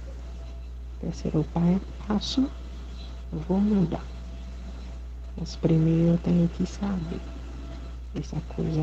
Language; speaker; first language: Portuguese; non-native, learner; Haitian Creole